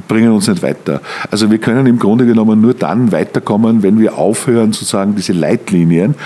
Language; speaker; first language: German; native; German